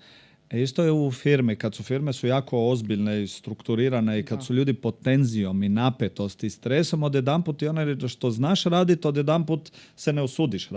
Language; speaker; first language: Croatian; native; Croatian